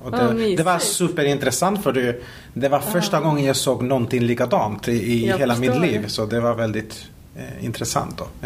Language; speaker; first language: Swedish; non-native, fluent; Spanish